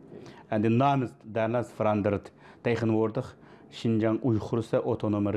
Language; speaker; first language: Dutch; non-native, learner; Uyghur